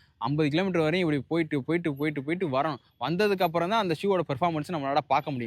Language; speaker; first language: Tamil; native; Tamil